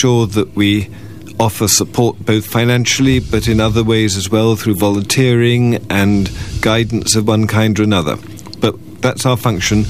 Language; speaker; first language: English; native; English